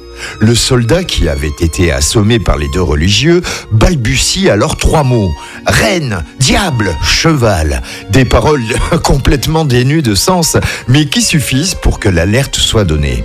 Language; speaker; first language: French; native; French